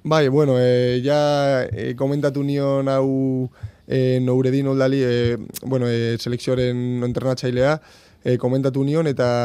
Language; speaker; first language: Basque; non-native, local second language; Spanish